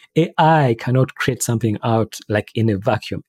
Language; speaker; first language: English; non-native, local second language; Ganda